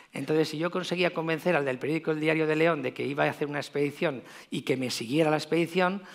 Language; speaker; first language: Spanish; native; Spanish